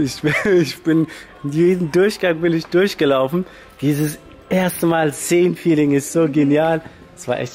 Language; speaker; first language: German; native; German